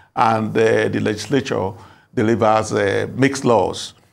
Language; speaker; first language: English; non-native, local second language; Igbo